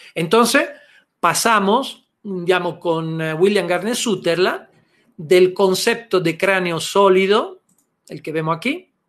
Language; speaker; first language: Spanish; non-native, fluent; Italian